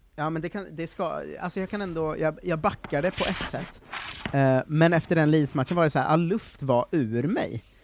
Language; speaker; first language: Swedish; native; Swedish